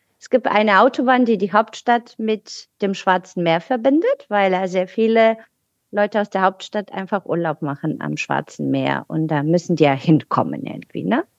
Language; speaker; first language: German; non-native, fluent; Bulgarian